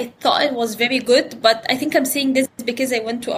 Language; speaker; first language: English; non-native, fluent; Arabic